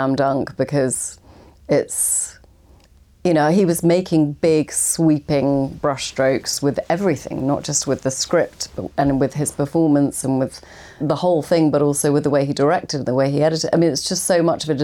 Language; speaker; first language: English; native; English